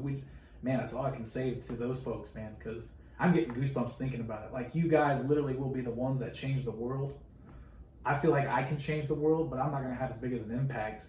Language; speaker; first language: English; native; English